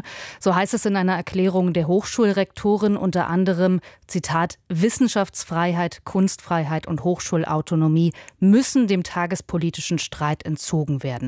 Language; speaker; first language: German; native; German